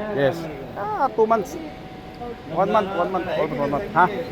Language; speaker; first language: English; non-native, learner; Filipino